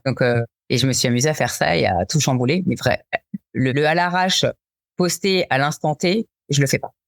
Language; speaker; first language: French; native; French